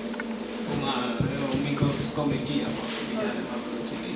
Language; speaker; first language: Burmese; native; Burmese